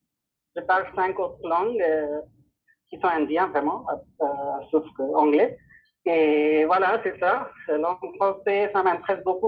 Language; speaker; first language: French; non-native, learner; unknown